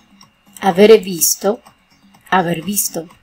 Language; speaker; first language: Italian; non-native, learner; Spanish